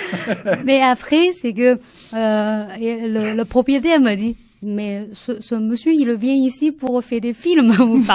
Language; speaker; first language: French; non-native, learner; Chinese